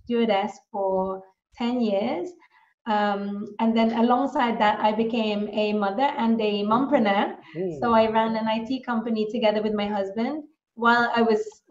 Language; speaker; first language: English; native; English